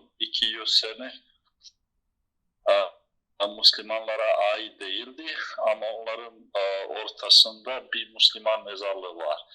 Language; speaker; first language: Turkish; non-native, fluent; Bosnian